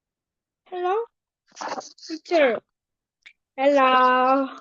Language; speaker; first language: English; non-native, learner; Korean